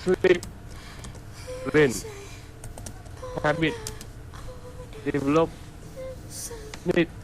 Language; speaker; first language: English; non-native, learner; Vietnamese